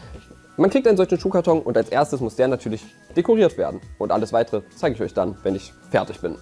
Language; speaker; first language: German; native; German